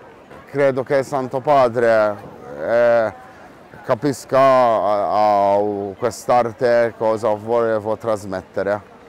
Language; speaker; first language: Italian; non-native, fluent; Maltese